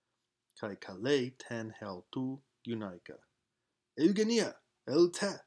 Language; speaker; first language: Greek; non-native, fluent; English